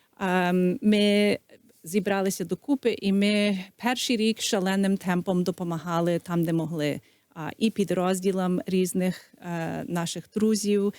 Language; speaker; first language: Ukrainian; early bilingual, heritage; Ukrainian